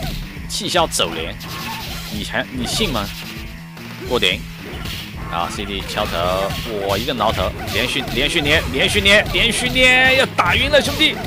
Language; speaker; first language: Chinese; native; Chinese